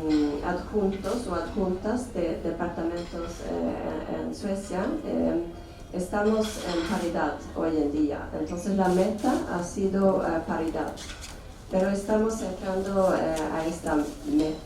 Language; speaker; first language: Spanish; non-native, fluent; Swedish